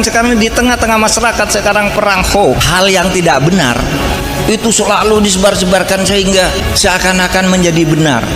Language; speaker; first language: Indonesian; native; Indonesian